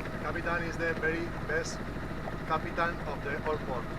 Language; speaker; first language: English; non-native, learner; Spanish